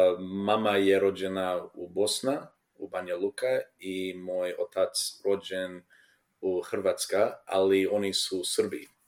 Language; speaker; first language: Croatian; early bilingual, heritage; Serbian